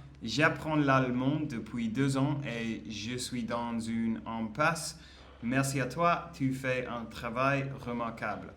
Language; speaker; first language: French; non-native, learner; English